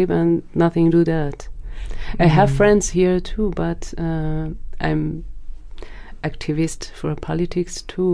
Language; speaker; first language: English; non-native, learner; Persian